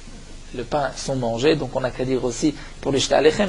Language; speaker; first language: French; native; French